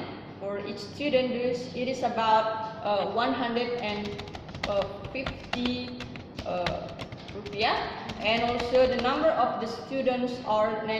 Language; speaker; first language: English; non-native, learner; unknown